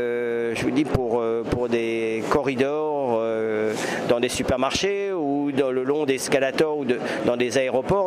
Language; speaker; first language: French; native; French